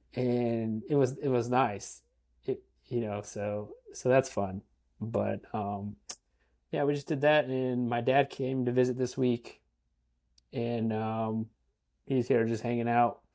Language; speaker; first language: English; native; English